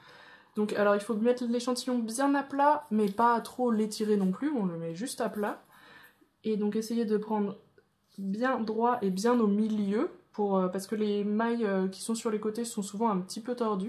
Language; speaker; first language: French; native; French